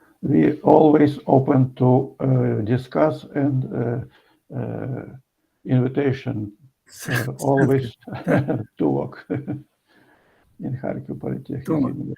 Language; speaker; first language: English; non-native, learner; Ukrainian